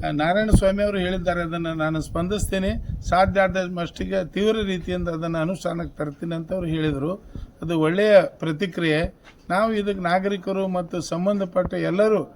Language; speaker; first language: Kannada; non-native, local second language; Lambadi